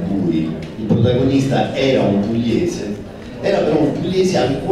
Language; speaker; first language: Italian; native; Italian